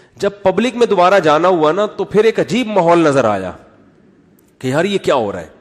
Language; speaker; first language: Urdu; native; Urdu